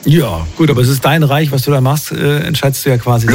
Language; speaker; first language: German; native; German